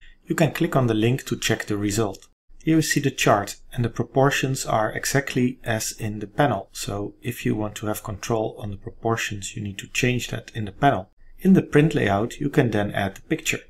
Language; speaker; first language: English; non-native, fluent; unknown